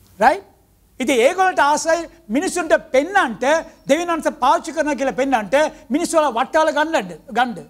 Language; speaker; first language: Sinhala; non-native, local second language; Tamil